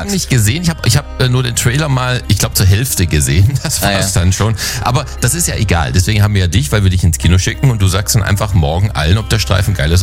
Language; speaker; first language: German; native; German